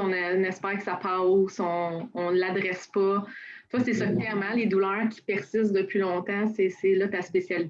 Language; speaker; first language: French; native; French